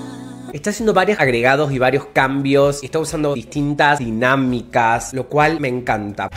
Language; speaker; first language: Spanish; native; Spanish